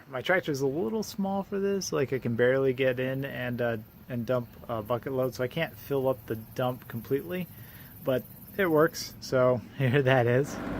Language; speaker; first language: English; native; English